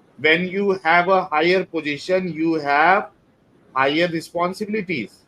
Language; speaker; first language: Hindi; native; Hindi